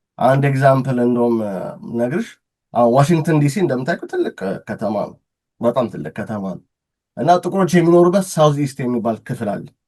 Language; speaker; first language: Amharic; native; Amharic